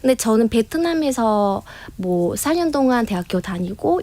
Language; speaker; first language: Korean; non-native, fluent; Vietnamese